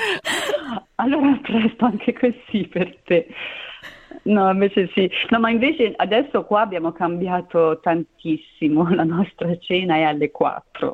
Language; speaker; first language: Italian; native; Italian